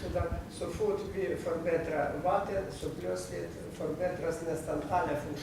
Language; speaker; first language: Swedish; non-native, fluent; Russian